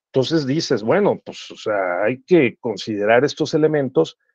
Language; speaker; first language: Spanish; native; Spanish